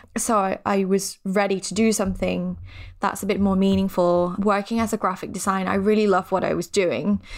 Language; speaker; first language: English; non-native, fluent; Thai